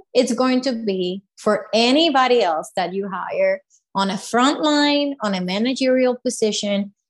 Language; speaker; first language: English; non-native, fluent; Spanish